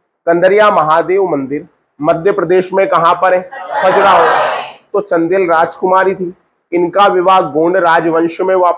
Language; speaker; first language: Hindi; native; Hindi